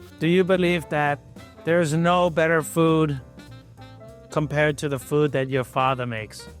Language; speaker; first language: English; early bilingual, other home language; Thai